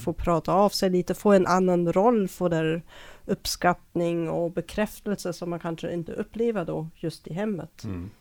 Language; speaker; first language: Swedish; non-native, fluent; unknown